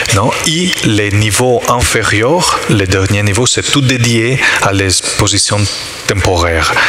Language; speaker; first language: French; non-native, learner; Italian